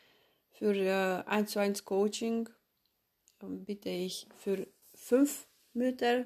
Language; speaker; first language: German; non-native, fluent; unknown